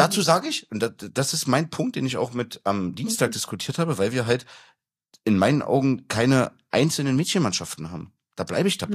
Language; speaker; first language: German; native; German